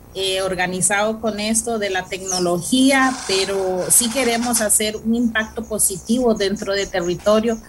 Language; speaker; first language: Spanish; non-native, local second language; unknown